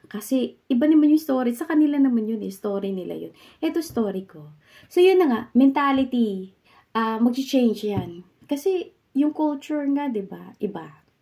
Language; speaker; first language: Filipino; native; Filipino